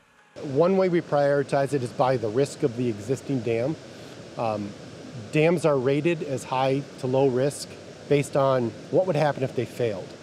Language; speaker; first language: English; native; English